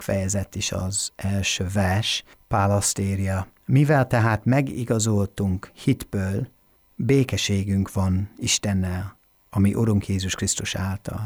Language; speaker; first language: Hungarian; non-native, fluent; English